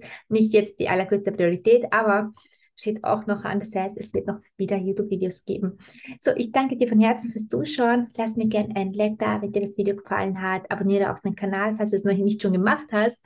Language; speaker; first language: German; native; German